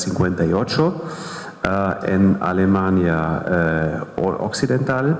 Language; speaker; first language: Spanish; non-native, fluent; German